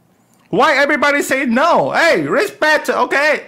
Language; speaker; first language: English; non-native, learner; Thai